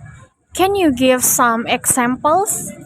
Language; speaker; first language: English; non-native, learner; Indonesian